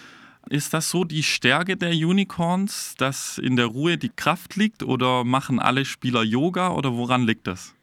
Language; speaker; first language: German; native; German